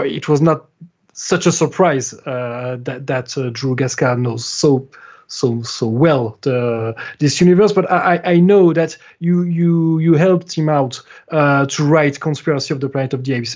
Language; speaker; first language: English; non-native, fluent; French